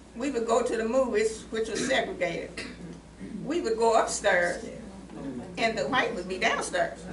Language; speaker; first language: English; native; English